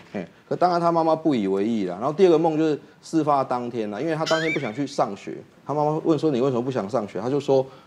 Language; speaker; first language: Chinese; native; Chinese